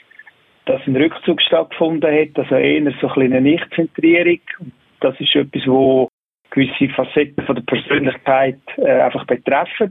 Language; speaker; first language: German; native; German